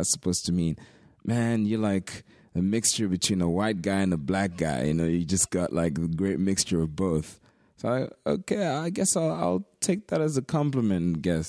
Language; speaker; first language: English; native; English